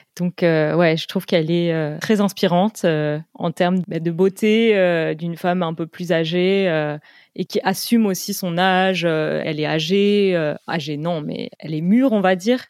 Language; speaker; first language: French; native; French